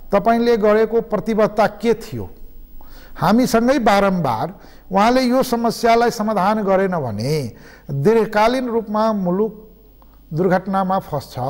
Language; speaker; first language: Nepali; non-native, local second language; Maithili